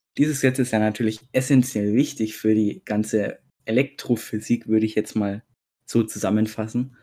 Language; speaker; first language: German; native; German